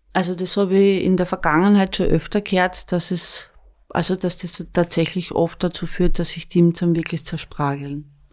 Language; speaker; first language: German; native; German